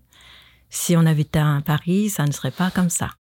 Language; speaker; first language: French; non-native, fluent; Japanese